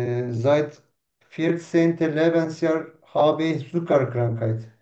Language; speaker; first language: German; non-native, learner; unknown